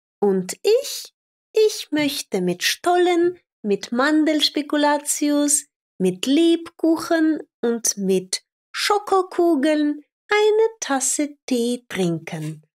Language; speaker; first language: German; non-native, fluent; Russian